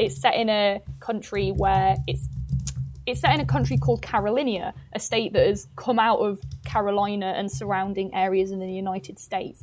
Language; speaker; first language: English; native; English